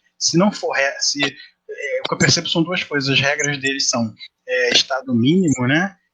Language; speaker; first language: Portuguese; native; Portuguese